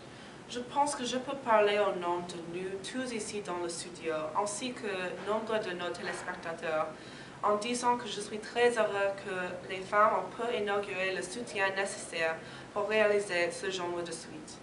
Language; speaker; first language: French; non-native, learner; English